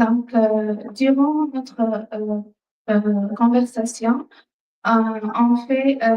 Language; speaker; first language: French; non-native, fluent; Arabic